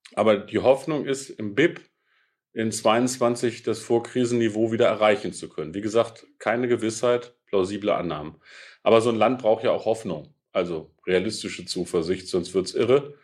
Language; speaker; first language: German; native; German